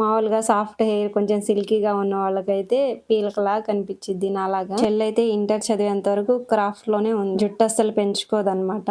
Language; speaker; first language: Telugu; non-native, local second language; Lambadi